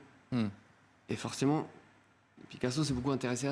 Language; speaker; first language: French; non-native, fluent; Spanish